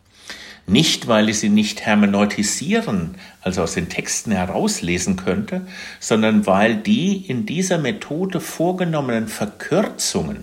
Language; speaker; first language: German; native; German